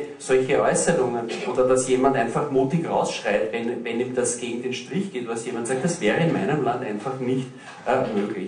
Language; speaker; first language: German; native; German